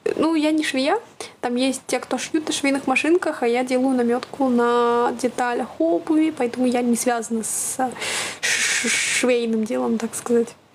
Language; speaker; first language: Russian; native; Russian